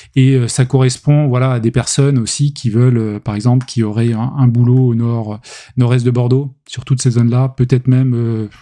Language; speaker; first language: French; native; French